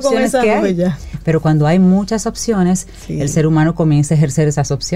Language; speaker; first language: Spanish; native; Spanish